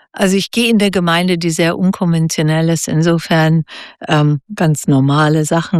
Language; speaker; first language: German; native; German